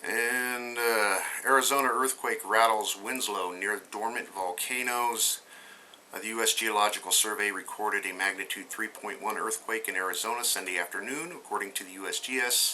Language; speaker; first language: English; native; English